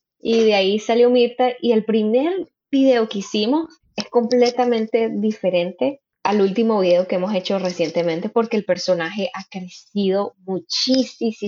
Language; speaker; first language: Spanish; native; Spanish